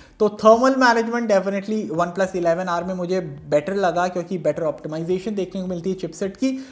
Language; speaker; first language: Hindi; native; Hindi